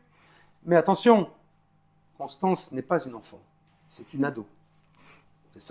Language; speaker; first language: French; native; French